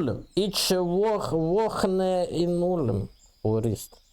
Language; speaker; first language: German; non-native, learner; Russian